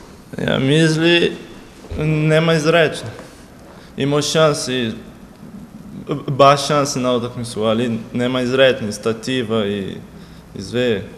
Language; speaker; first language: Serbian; non-native, learner; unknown